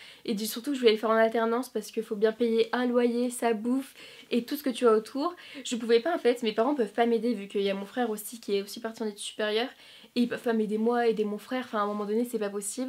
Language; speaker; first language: French; native; French